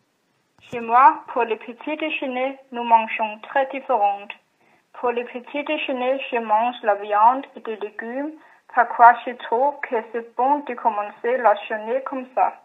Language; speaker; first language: French; non-native, learner; Danish